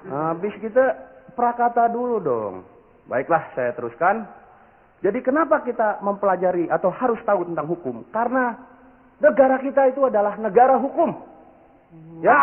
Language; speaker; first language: Indonesian; native; Indonesian